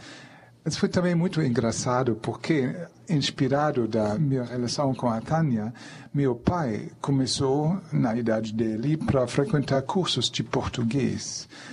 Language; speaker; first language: Portuguese; non-native, fluent; German